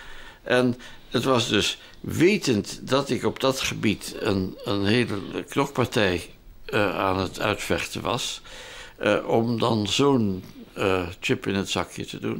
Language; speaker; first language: Dutch; native; Dutch